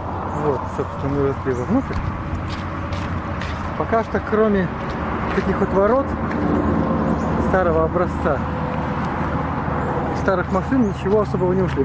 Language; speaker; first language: Russian; native; Russian